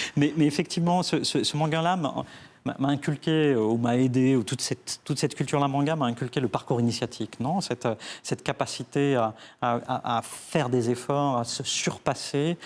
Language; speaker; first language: French; early bilingual, other home language; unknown